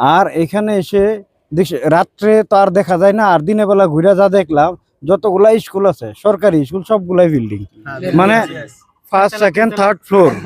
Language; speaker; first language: Bangla; non-native, local second language; Assamese